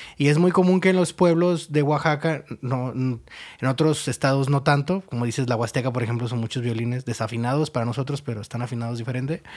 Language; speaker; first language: Spanish; native; Spanish